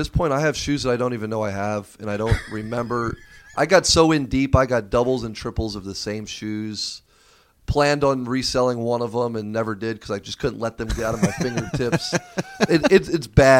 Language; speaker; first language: English; native; English